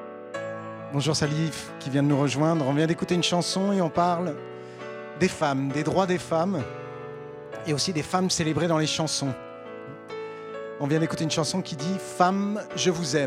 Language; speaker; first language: French; native; French